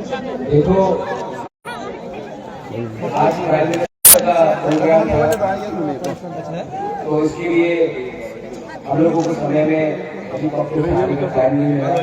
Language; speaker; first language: Hindi; non-native, local second language; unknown